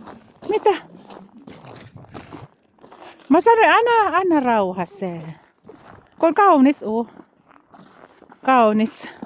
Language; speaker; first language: Finnish; non-native, learner; Filipino